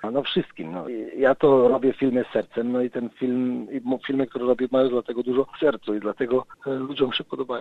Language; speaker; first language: Polish; non-native, fluent; Slovenian